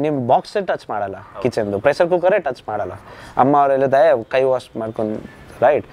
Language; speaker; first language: Kannada; non-native, learner; Nepali